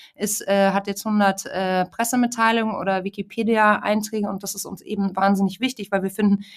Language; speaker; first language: German; native; German